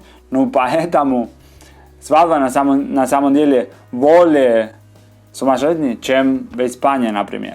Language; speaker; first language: Russian; non-native, learner; Spanish